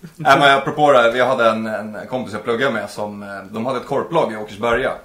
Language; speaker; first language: Swedish; native; Swedish